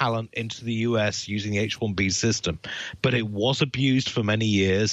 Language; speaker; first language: English; native; English